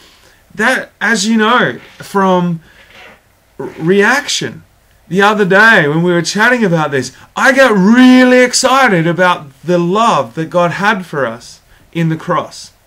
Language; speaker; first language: English; native; English